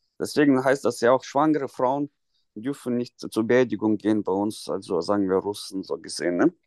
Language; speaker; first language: German; non-native, fluent; Russian